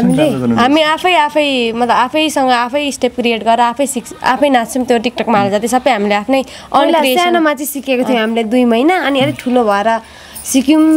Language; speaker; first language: Nepali; native; Nepali